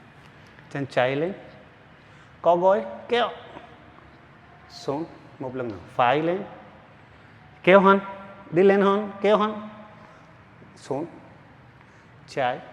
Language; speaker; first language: Vietnamese; non-native, learner; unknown